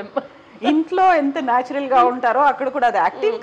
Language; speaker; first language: Telugu; native; Telugu